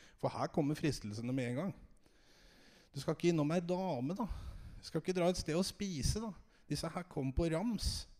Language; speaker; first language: Norwegian; native; Norwegian